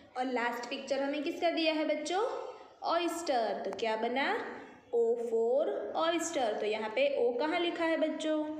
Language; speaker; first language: Hindi; non-native, local second language; Gujarati